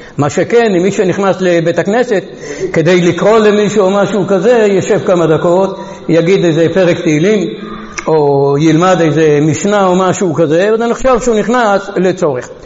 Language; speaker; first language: Hebrew; non-native, fluent; Hungarian